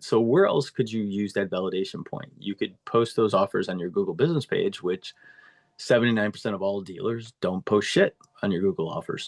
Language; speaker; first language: English; native; English